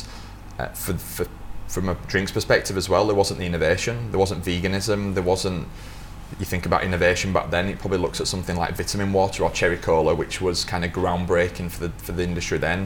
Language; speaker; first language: English; native; English